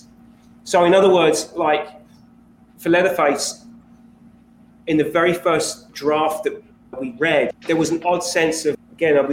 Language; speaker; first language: English; native; English